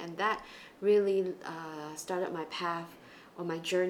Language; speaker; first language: English; non-native, local second language; Chinese